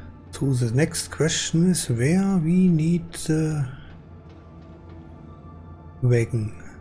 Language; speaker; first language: English; non-native, learner; German